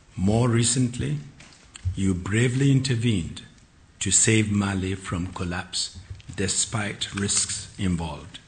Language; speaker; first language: English; non-native, local second language; Akan